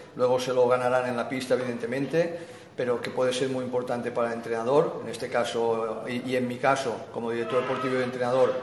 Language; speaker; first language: Spanish; non-native, local second language; Catalan